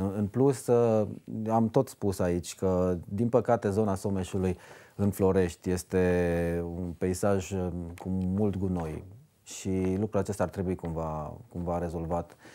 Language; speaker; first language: Romanian; native; Romanian